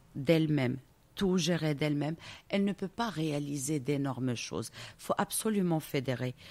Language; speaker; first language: French; non-native, local second language; Arabic